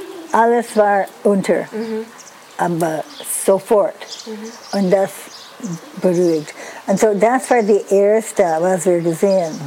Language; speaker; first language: German; non-native, fluent; English